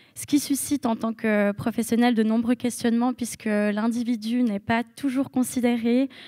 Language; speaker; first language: French; native; French